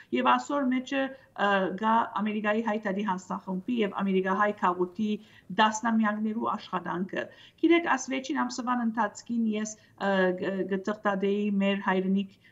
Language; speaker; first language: Armenian; early bilingual, heritage; Armenian